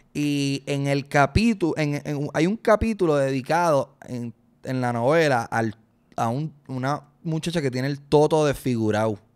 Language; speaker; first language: Spanish; native; Spanish